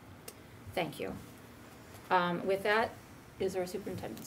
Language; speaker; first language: English; native; English